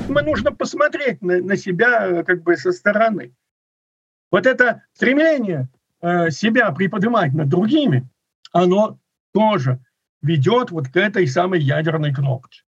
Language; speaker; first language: Russian; native; Russian